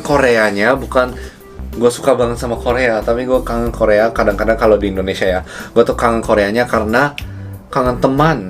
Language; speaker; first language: Indonesian; early bilingual, other home language; Korean